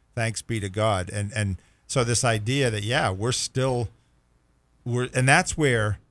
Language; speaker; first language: English; native; English